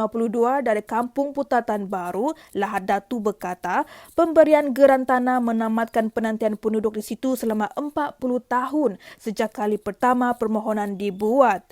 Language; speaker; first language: Malay; native; Malay